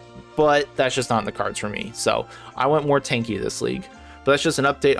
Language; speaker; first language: English; native; English